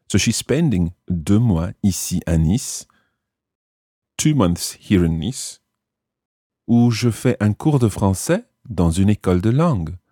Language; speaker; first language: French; non-native, fluent; English